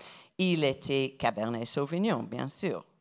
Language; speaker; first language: French; non-native, fluent; English